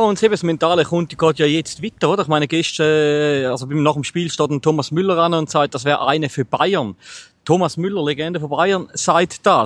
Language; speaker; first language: German; native; German